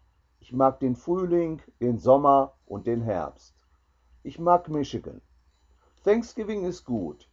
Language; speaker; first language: German; non-native, learner; English